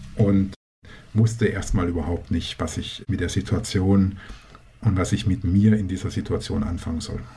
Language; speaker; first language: German; native; German